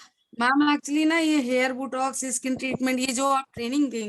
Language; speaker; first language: Hindi; native; Hindi